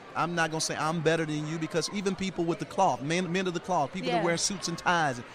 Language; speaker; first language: English; native; English